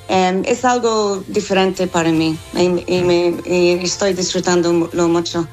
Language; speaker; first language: Spanish; non-native, fluent; English